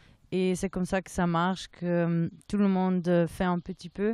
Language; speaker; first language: French; non-native, fluent; German